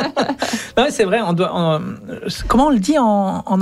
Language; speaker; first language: French; native; French